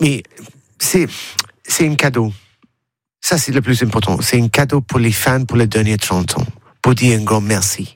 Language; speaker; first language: French; non-native, learner; English